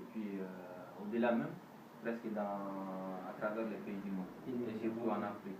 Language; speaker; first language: French; non-native, local second language; Bambara